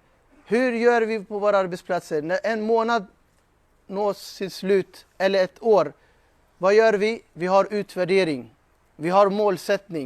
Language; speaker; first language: Swedish; non-native, fluent; Urdu